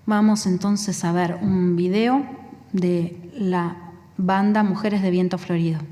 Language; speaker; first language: Spanish; native; Spanish